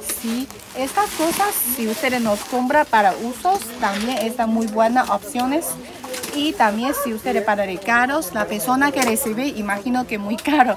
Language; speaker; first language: Spanish; non-native, learner; Chinese